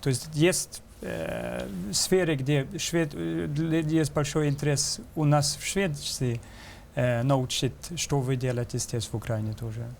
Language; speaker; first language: Russian; non-native, fluent; Swedish